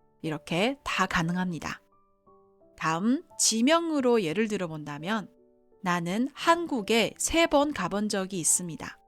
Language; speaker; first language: Korean; non-native, fluent; Chinese